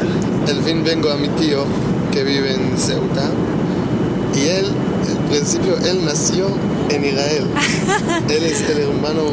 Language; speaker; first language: Spanish; early bilingual, heritage; Hebrew